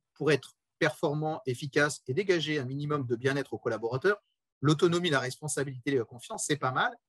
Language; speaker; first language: French; native; French